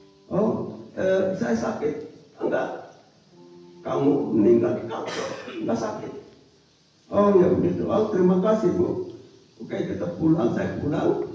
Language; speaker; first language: Indonesian; non-native, fluent; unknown